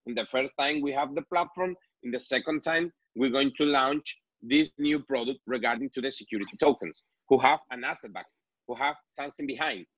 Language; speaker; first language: English; non-native, learner; Spanish